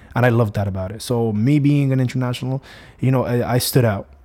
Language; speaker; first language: English; non-native, fluent; Arabic